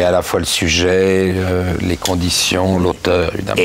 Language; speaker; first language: French; native; French